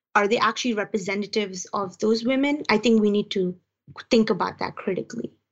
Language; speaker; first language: English; non-native, local second language; Uzbek